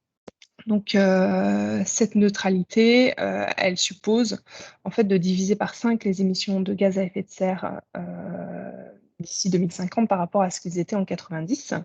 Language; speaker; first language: French; native; French